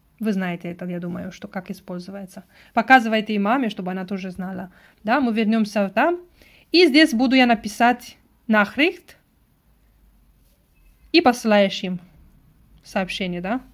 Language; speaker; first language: Russian; non-native, learner; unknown